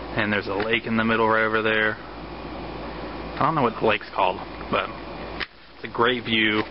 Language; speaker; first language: English; native; English